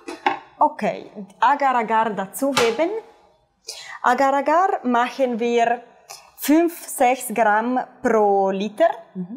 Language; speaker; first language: German; non-native, fluent; Italian